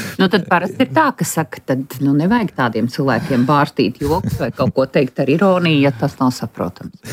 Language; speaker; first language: Latvian; native; Latvian